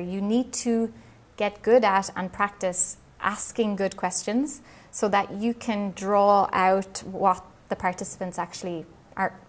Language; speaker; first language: English; native; English